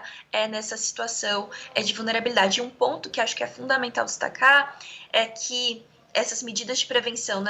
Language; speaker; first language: Portuguese; native; Portuguese